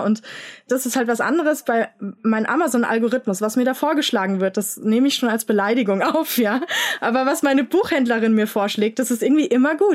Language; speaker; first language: German; native; German